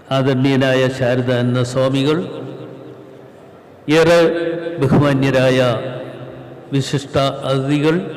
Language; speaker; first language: Malayalam; native; Malayalam